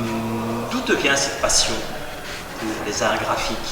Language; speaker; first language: French; native; French